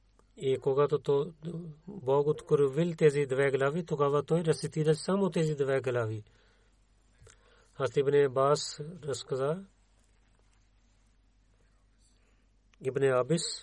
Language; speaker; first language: Bulgarian; non-native, learner; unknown